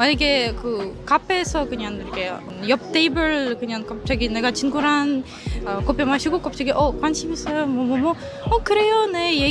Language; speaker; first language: Korean; non-native, learner; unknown